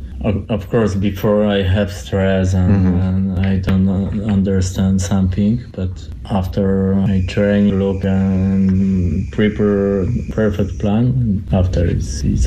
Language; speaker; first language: English; non-native, learner; Polish